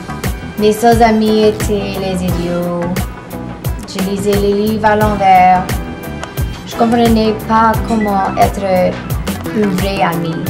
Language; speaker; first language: French; non-native, learner; English